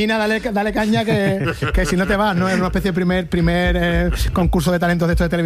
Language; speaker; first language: Spanish; native; Spanish